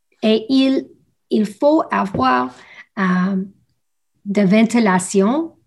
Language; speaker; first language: French; non-native, learner; English